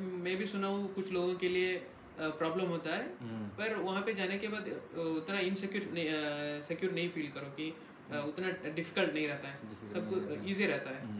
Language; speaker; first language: Hindi; non-native, local second language; Kannada